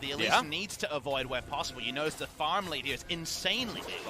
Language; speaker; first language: English; native; English